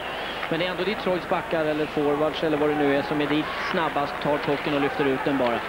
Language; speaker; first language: Swedish; native; Swedish